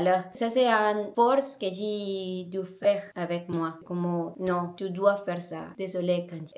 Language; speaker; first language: French; non-native, learner; Spanish